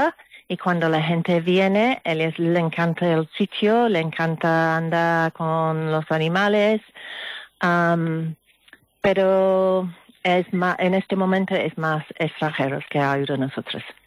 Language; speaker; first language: Spanish; non-native, learner; English